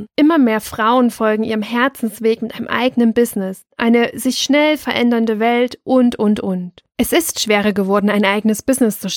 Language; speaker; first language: German; native; German